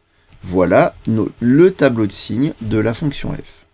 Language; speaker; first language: French; native; French